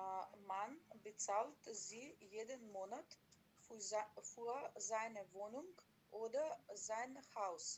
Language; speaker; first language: German; non-native, learner; Macedonian